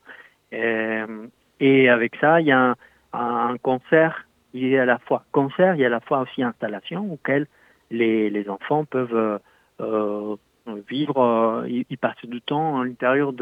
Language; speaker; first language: French; non-native, fluent; Spanish